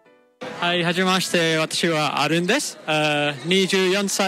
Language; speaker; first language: Japanese; non-native, learner; English